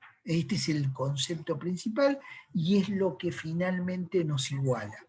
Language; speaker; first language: Spanish; native; Spanish